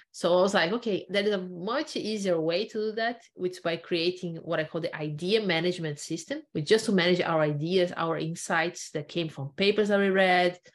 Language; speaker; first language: English; non-native, fluent; Portuguese